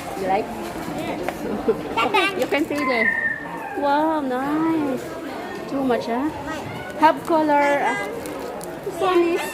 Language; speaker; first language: English; non-native, learner; Filipino